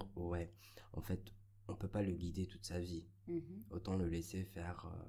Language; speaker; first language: French; non-native, local second language; Arabic